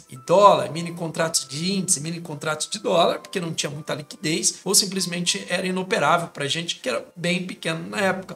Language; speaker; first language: Portuguese; native; Portuguese